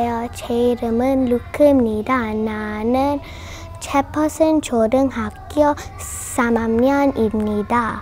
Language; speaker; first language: Korean; non-native, learner; English